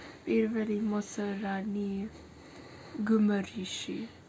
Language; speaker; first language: Georgian; early bilingual, heritage; Georgian